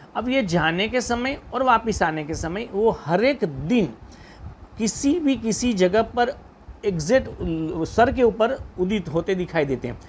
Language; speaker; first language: Hindi; non-native, local second language; Gujarati